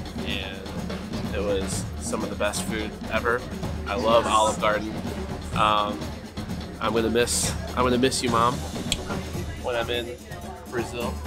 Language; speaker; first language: English; native; English